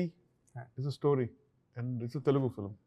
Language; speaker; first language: Telugu; non-native, learner; Tamil